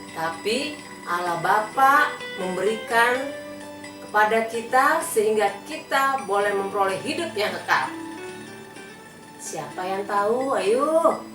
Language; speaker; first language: Indonesian; native; Indonesian